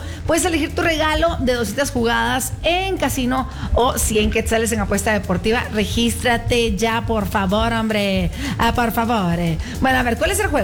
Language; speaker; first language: Spanish; native; Spanish